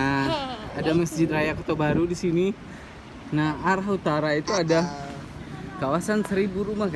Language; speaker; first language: Indonesian; non-native, local second language; Minangkabau